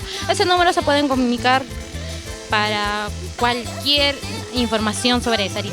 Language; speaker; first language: Spanish; native; Spanish